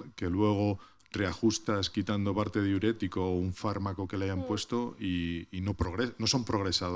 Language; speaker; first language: Spanish; native; Spanish